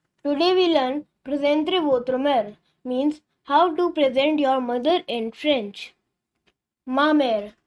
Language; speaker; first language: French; non-native, learner; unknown